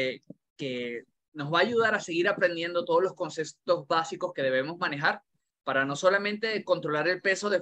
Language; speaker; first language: Spanish; native; Spanish